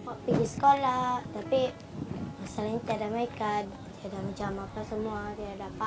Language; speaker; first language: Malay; early bilingual, other home language; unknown